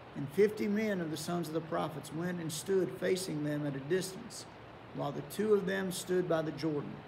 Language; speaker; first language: English; native; English